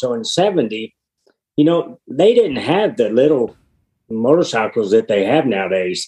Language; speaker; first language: English; native; English